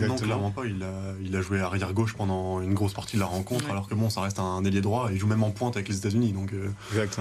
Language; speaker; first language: French; native; French